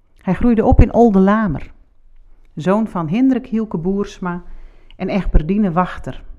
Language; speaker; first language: Dutch; non-native, local second language; Western Frisian